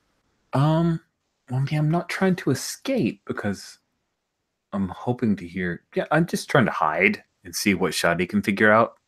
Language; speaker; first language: English; native; English